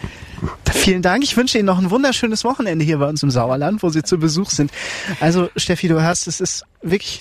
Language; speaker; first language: German; native; German